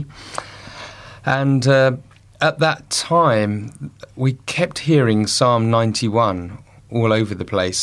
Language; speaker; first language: English; native; English